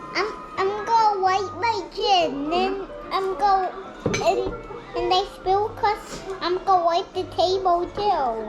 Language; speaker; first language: English; early bilingual, other home language; Korean